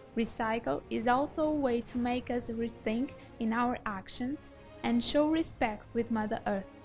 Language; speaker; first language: English; non-native, fluent; Portuguese